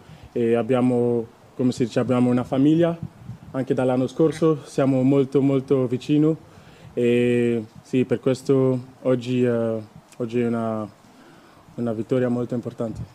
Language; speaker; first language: Italian; non-native, learner; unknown